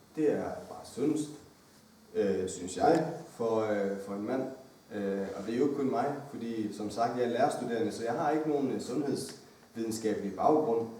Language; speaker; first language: Danish; early bilingual, other home language; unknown